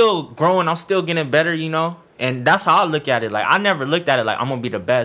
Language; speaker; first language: English; native; English